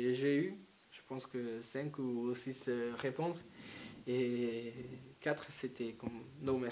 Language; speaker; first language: French; non-native, learner; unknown